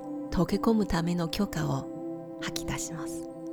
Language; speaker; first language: Japanese; native; Japanese